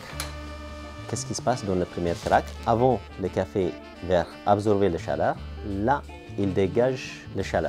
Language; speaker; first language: French; non-native, fluent; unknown